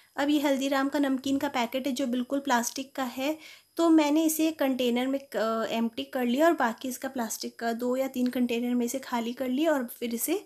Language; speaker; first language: Hindi; native; Hindi